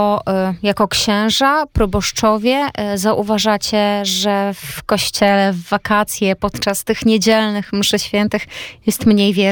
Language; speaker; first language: Polish; native; Polish